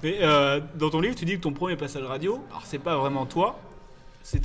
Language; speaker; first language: French; native; French